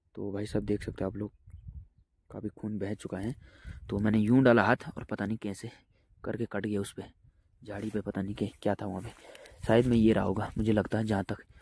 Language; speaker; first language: Hindi; native; Hindi